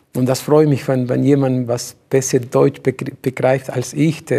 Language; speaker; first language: German; non-native, learner; Spanish